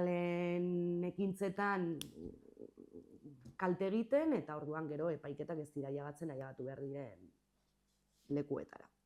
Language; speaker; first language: Basque; native; Basque